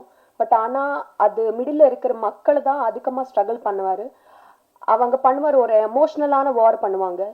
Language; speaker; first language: Tamil; non-native, learner; Telugu